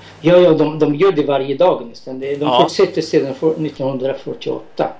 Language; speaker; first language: Swedish; non-native, fluent; Arabic